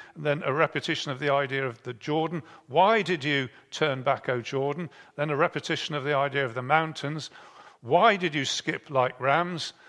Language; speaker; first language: English; native; English